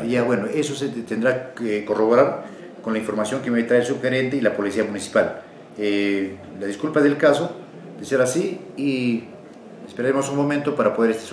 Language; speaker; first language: Spanish; native; Spanish